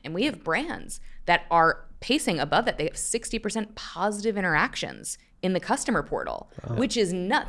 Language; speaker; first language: English; native; English